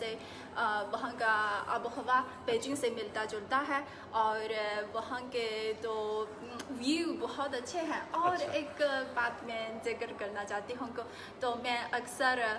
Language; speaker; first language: Hindi; non-native, fluent; Chinese